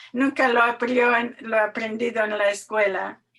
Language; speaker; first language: Spanish; non-native, learner; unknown